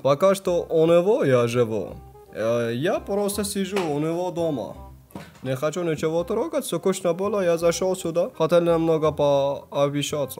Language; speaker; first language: Russian; non-native, learner; Tajik